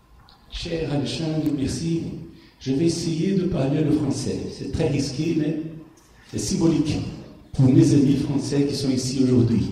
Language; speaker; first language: French; non-native, fluent; Portuguese